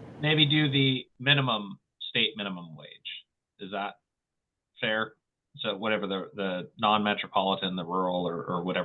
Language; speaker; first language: English; native; English